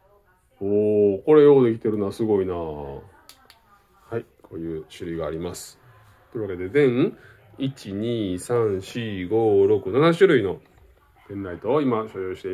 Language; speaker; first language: Japanese; native; Japanese